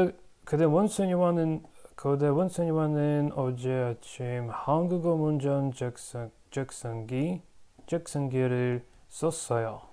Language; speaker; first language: Korean; non-native, learner; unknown